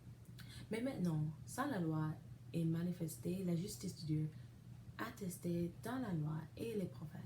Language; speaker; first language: French; non-native, learner; English